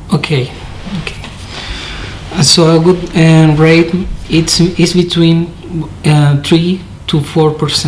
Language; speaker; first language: English; non-native, fluent; Spanish